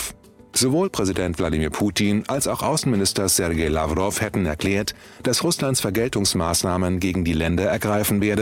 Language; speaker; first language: German; native; German